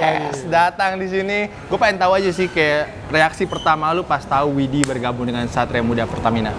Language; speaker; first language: Indonesian; native; Indonesian